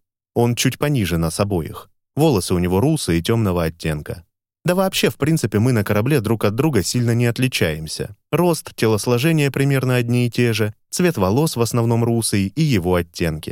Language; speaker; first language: Russian; native; Russian